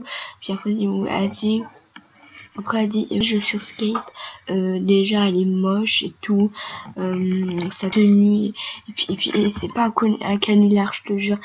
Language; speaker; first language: French; native; French